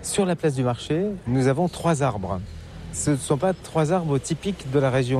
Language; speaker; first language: French; native; French